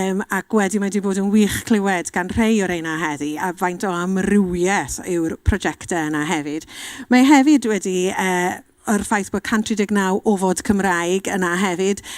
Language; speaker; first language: Welsh; native; Welsh